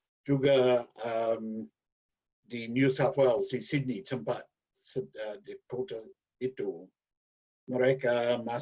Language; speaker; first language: Indonesian; non-native, learner; English